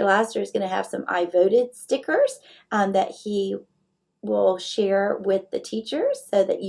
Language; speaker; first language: English; native; English